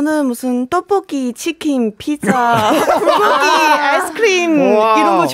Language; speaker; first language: Korean; non-native, learner; Chinese